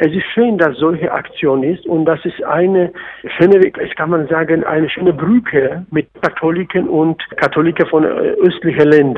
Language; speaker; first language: German; non-native, fluent; Polish